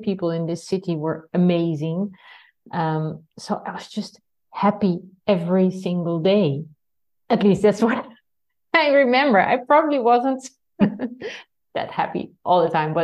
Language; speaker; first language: English; non-native, fluent; Dutch